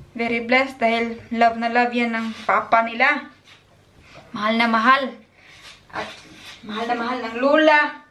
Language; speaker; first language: Filipino; non-native, local second language; Cebuano